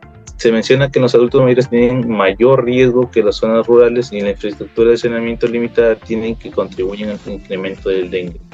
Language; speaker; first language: Spanish; native; Spanish